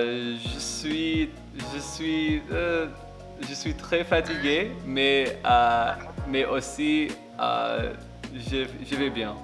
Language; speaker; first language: French; non-native, learner; English